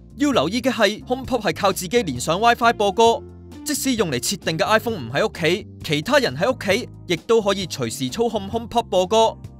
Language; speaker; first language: Cantonese; native; Cantonese